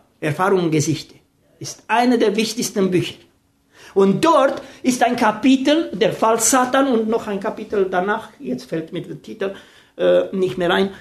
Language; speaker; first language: German; non-native, fluent; Romanian